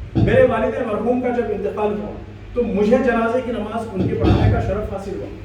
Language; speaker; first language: Urdu; native; Urdu